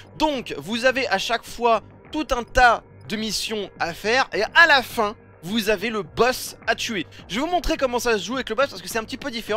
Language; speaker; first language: French; native; French